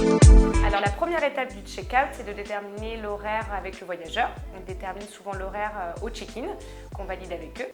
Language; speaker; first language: French; native; French